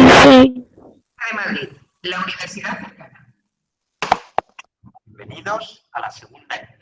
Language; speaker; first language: Spanish; native; Spanish